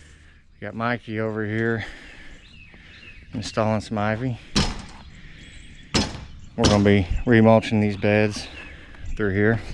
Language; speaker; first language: English; native; English